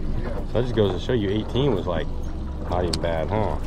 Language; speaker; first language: English; native; English